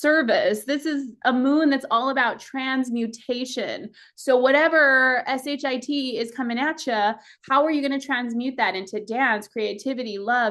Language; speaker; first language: English; native; English